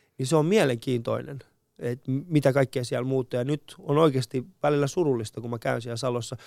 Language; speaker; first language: Finnish; early bilingual, other home language; Persian